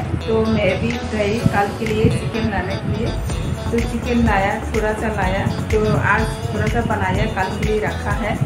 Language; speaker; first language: Hindi; non-native, local second language; Bangla